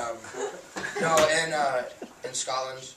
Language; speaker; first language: Spanish; non-native, learner; English